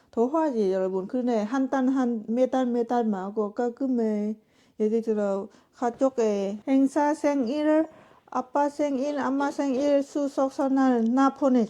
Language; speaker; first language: Korean; non-native, learner; Lao